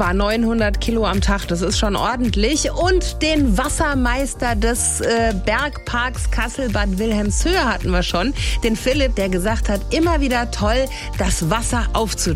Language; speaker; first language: German; native; German